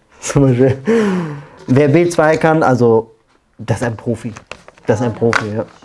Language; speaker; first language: German; native; German